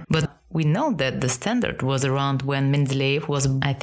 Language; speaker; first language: English; non-native, fluent; Russian